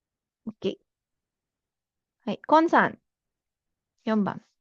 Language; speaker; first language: Japanese; non-native, fluent; Filipino